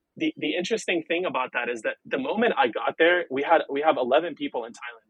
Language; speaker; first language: English; non-native, fluent; Arabic